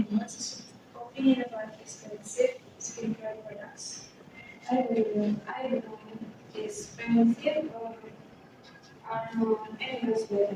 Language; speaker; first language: English; non-native, learner; Indonesian